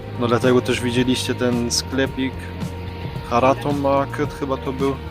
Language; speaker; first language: Polish; early bilingual, heritage; Polish